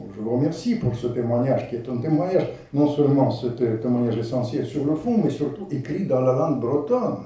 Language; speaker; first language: French; non-native, fluent; Russian